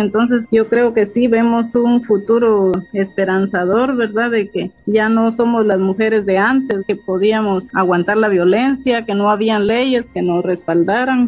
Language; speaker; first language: Spanish; native; Spanish